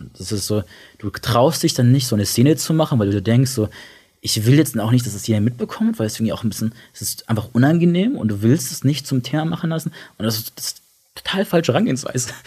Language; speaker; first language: German; early bilingual, other home language; Italian